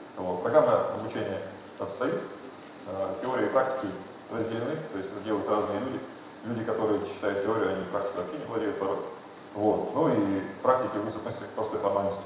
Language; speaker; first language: Russian; native; Russian